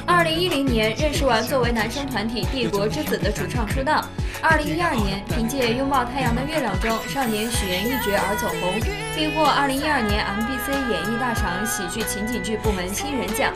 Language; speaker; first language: Chinese; native; Chinese